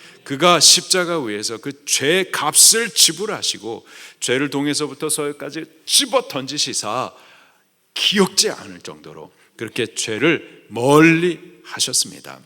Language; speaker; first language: Korean; native; Korean